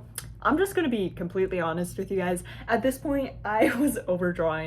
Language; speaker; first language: English; native; English